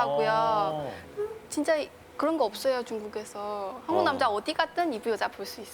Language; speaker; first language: Korean; non-native, fluent; Chinese